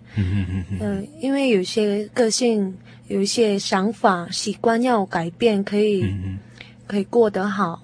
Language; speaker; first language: Chinese; non-native, fluent; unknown